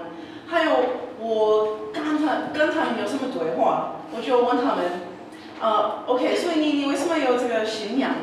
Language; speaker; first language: Chinese; non-native, learner; English